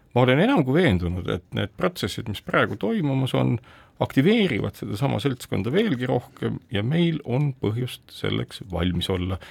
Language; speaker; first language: Estonian; native; Estonian